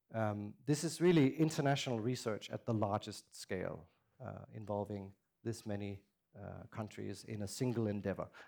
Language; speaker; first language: English; non-native, fluent; Danish